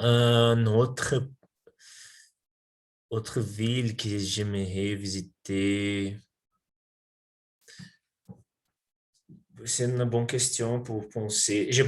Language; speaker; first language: French; non-native, learner; Portuguese